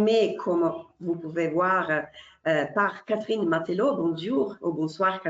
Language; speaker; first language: French; non-native, fluent; Italian